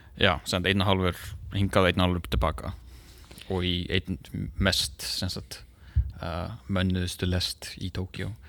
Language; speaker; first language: Icelandic; native; Icelandic